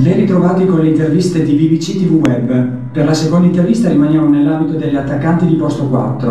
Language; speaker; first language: Italian; native; Italian